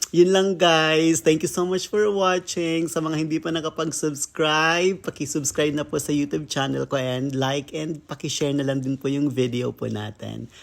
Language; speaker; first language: Filipino; non-native, local second language; Kinaray-a